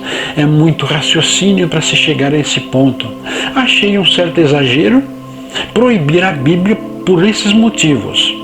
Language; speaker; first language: Portuguese; native; Portuguese